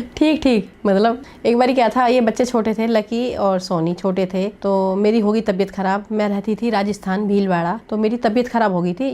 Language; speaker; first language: Hindi; native; Hindi